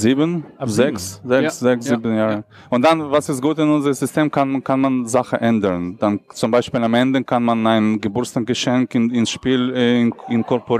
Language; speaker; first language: German; non-native, learner; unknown